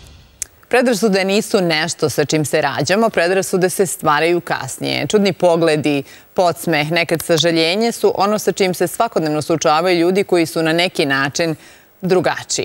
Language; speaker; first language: Serbian; native; Serbian